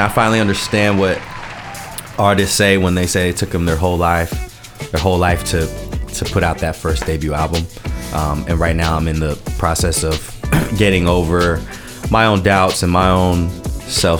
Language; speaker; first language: English; early bilingual, other home language; Japanese